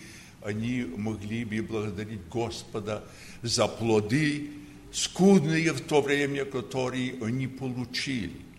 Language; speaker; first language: Russian; early bilingual, heritage; Russian